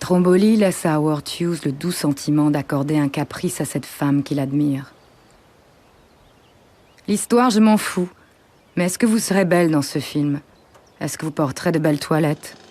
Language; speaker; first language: French; native; French